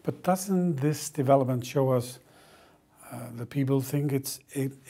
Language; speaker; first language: English; non-native, fluent; Icelandic